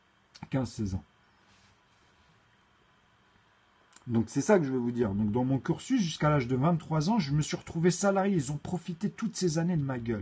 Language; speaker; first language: French; native; French